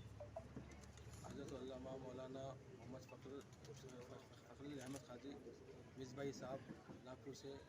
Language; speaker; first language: Urdu; native; Urdu